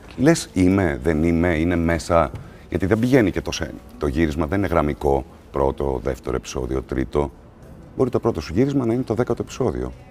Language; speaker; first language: Greek; native; Greek